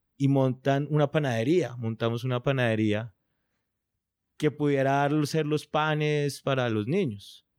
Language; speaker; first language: Spanish; native; Spanish